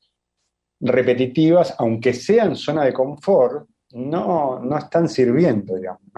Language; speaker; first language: Spanish; native; Spanish